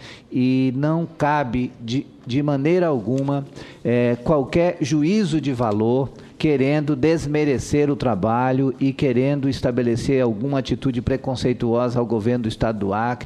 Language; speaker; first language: Portuguese; native; Portuguese